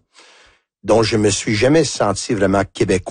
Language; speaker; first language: French; non-native, local second language; Italian